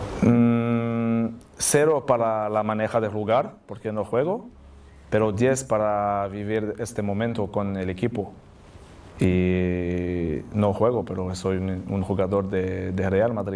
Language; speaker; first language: Spanish; non-native, learner; French